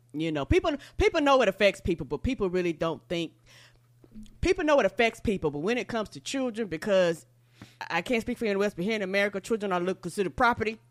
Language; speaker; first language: English; native; English